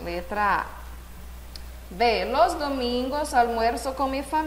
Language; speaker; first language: Spanish; non-native, fluent; Portuguese